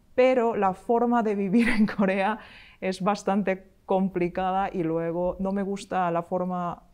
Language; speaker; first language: Spanish; non-native, fluent; Korean